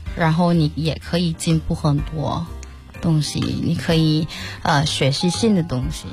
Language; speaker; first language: Chinese; non-native, fluent; Malay